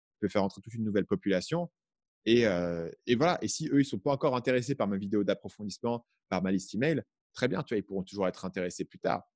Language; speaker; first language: French; native; French